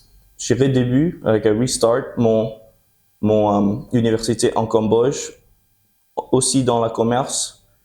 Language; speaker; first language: French; early bilingual, heritage; French